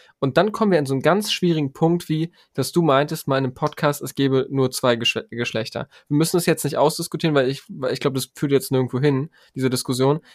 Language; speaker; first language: German; native; German